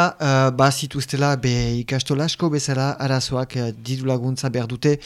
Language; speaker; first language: Basque; native; Basque